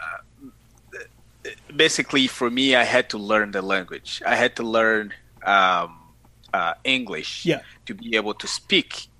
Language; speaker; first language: English; non-native, fluent; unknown